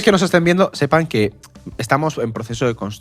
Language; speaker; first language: Spanish; native; Spanish